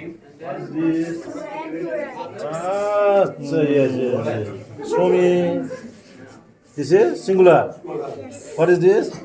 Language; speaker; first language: English; non-native, local second language; Bodo